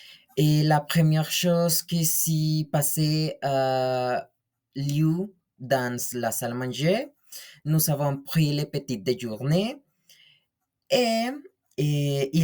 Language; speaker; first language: French; non-native, learner; Spanish